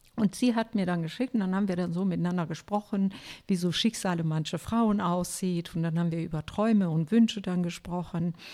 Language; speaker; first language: German; non-native, fluent; Turkish